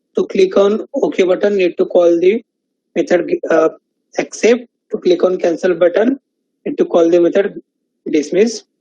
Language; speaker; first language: English; non-native, local second language; Marathi